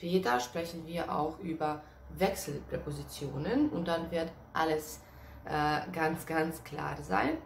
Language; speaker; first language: German; non-native, fluent; Serbian